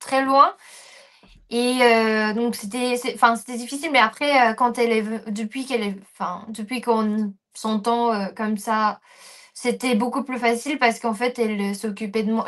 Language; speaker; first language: French; non-native, fluent; Japanese